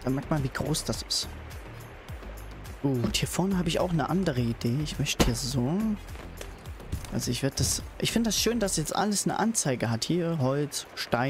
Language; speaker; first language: German; native; German